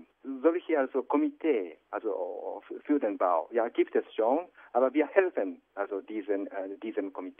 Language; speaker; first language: German; non-native, fluent; Japanese